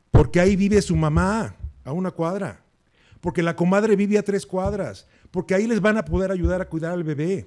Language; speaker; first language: Spanish; native; Spanish